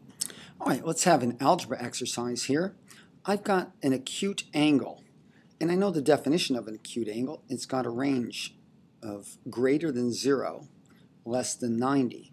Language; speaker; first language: English; native; English